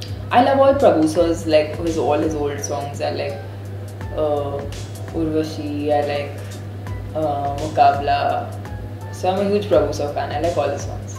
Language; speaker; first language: English; non-native, local second language; Sindhi